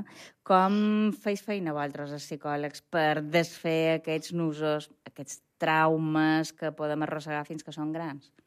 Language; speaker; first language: Catalan; native; Catalan